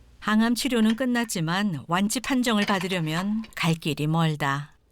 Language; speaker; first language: Korean; native; Korean